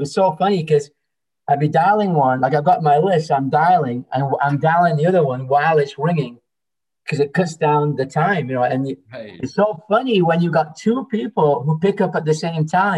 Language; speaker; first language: English; native; English